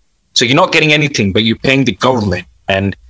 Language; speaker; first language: English; non-native, local second language; Urdu